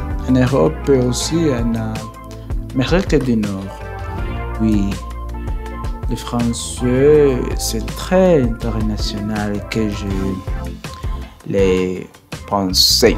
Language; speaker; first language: French; non-native, learner; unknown